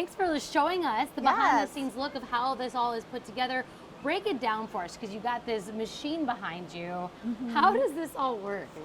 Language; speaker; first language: English; native; English